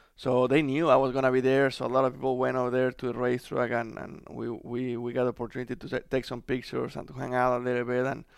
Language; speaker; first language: English; non-native, fluent; Spanish